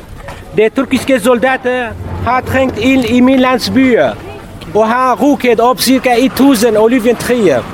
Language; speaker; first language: Danish; non-native, learner; Kurdish